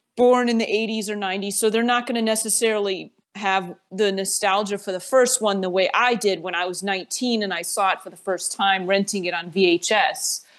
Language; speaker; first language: English; native; English